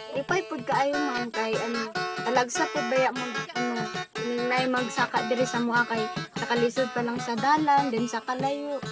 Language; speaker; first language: Cebuano; non-native, local second language; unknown